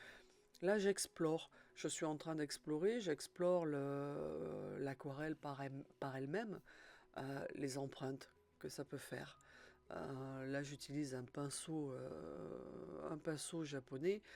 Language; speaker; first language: French; native; French